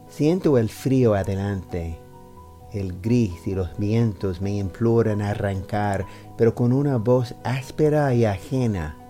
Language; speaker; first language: Spanish; non-native, fluent; English